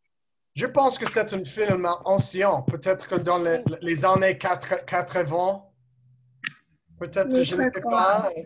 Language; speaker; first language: French; non-native, learner; English